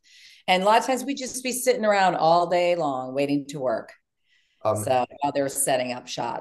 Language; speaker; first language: English; native; English